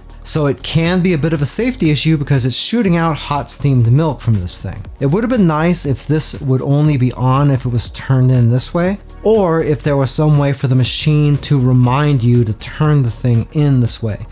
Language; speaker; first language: English; native; English